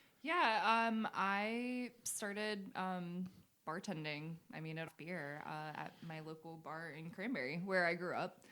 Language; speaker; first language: English; native; English